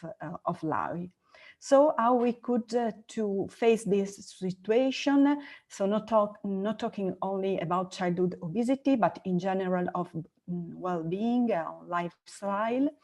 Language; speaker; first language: English; non-native, learner; Italian